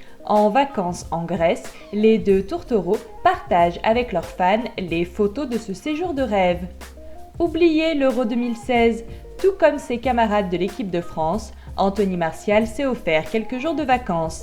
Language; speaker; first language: French; native; French